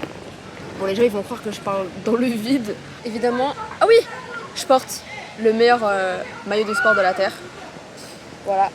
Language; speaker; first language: French; native; French